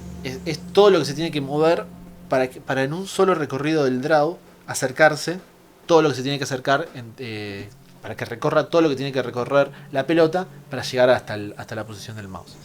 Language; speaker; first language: Spanish; native; Spanish